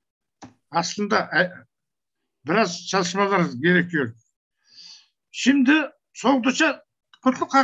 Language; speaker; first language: Turkish; non-native, learner; Kazakh